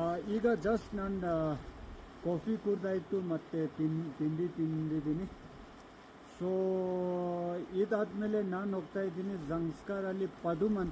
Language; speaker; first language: Kannada; non-native, fluent; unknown